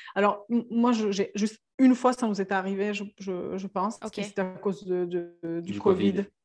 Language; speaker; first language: French; non-native, fluent; Serbian